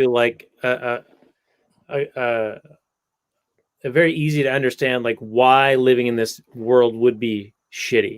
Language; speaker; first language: English; native; English